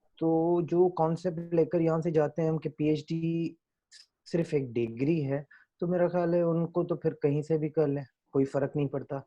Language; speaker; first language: Urdu; non-native, local second language; Sindhi